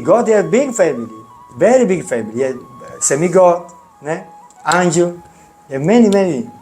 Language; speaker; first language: English; non-native, learner; Italian